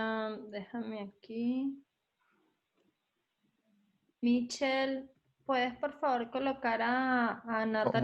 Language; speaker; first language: Spanish; native; Spanish